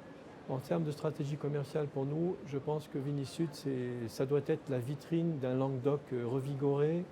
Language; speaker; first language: French; native; French